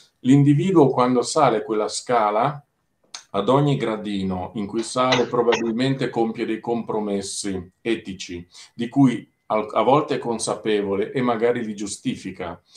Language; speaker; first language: Italian; native; Italian